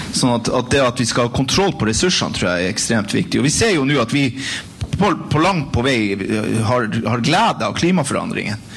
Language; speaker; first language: Norwegian; native; Norwegian